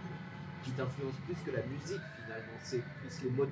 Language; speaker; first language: French; native; French